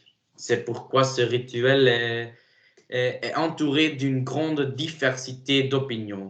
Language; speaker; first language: French; non-native, learner; Dutch